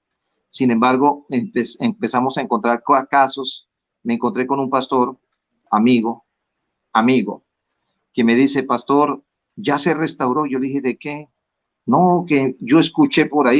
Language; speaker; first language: Spanish; native; Spanish